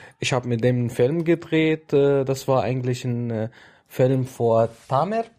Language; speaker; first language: German; non-native, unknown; Arabic